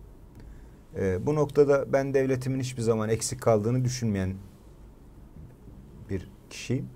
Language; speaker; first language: Turkish; native; Turkish